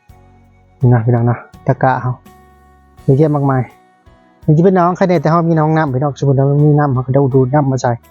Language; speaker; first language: Thai; non-native, local second language; Lao